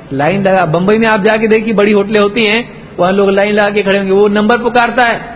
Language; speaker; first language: Urdu; native; Urdu